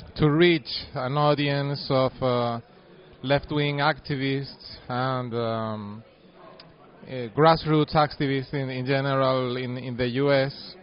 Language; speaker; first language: English; non-native, fluent; Spanish